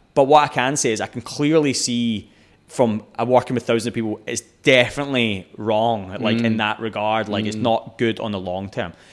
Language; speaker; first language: English; native; English